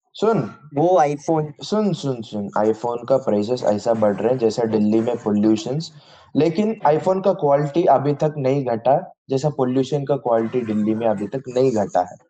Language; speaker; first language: Hindi; non-native, local second language; Bangla